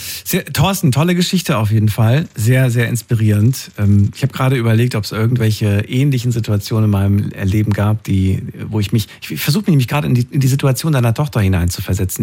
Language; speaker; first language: German; native; German